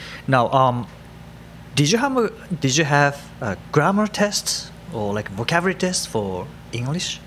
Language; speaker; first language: English; non-native, fluent; Japanese